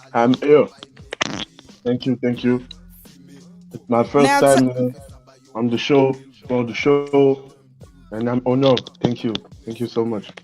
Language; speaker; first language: English; non-native, learner; French